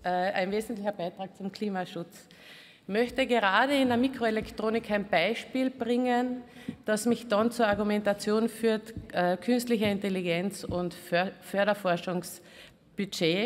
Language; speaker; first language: German; native; German